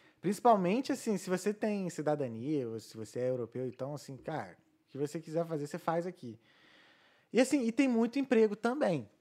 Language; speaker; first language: Portuguese; native; Portuguese